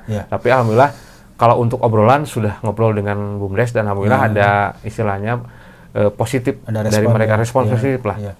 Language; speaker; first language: Indonesian; non-native, local second language; Sundanese